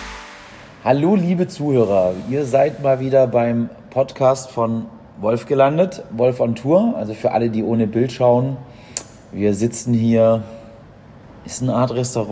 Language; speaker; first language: German; native; German